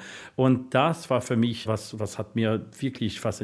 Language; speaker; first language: German; non-native, fluent; English